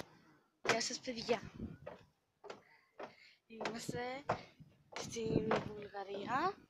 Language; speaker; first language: Greek; early bilingual, other home language; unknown